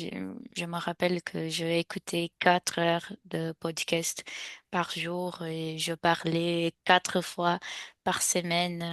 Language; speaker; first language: French; non-native, fluent; Portuguese